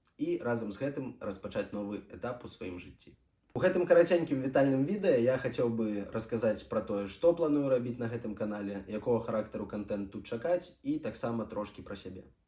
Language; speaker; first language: Belarusian; non-native, local second language; Russian